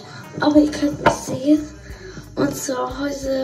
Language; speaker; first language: German; early bilingual, other home language; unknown